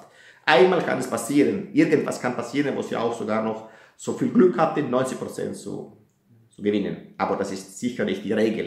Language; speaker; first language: German; non-native, fluent; Italian